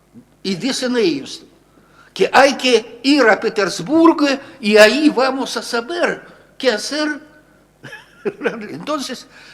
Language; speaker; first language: Spanish; non-native, fluent; Russian